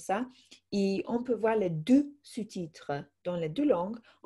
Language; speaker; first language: French; non-native, fluent; English